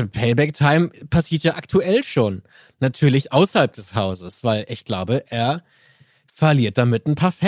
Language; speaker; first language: German; native; German